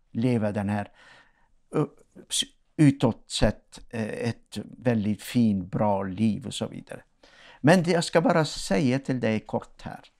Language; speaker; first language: Swedish; non-native, fluent; Arabic